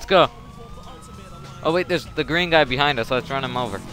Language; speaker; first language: English; native; English